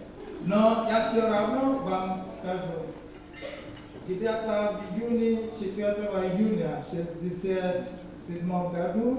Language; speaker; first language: Russian; non-native, learner; Yoruba